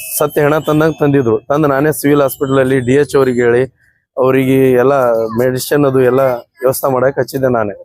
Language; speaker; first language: Kannada; non-native, local second language; Lambadi